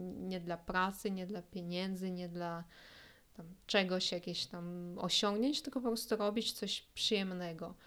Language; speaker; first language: Polish; non-native, fluent; Russian